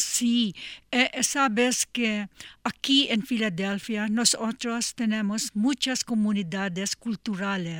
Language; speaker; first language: Spanish; non-native, learner; English